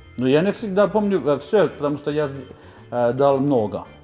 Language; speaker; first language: Russian; non-native, learner; Finnish